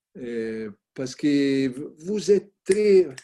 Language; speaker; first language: French; non-native, learner; Italian